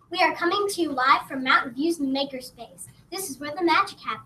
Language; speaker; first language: English; native; English